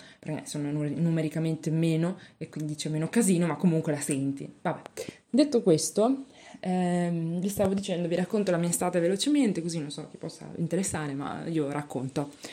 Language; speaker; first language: Italian; native; Italian